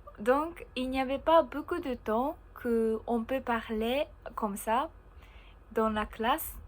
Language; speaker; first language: French; non-native, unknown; Japanese